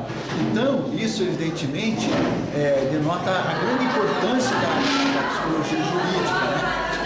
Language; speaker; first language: Portuguese; native; Portuguese